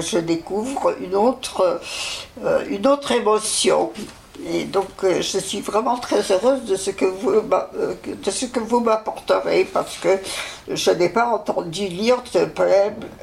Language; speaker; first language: French; early bilingual, other home language; Yiddish